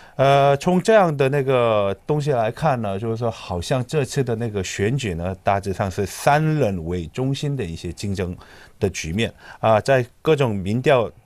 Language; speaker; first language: Chinese; non-native, fluent; Korean